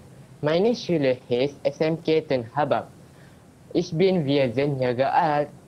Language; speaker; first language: German; non-native, learner; Malay